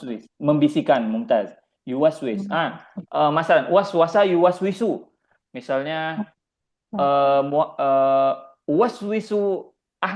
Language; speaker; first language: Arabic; non-native, fluent; Indonesian